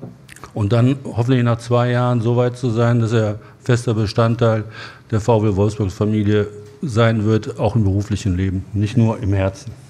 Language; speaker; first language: German; native; German